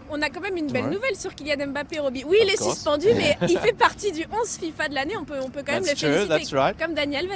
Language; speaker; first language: French; native; French